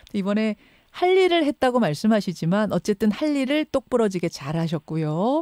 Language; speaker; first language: Korean; native; Korean